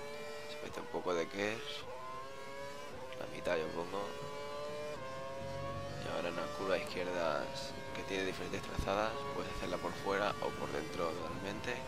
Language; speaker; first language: Spanish; native; Spanish